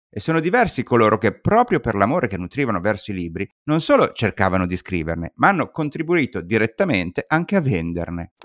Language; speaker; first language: Italian; native; Italian